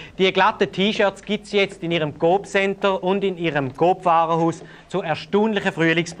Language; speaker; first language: German; native; German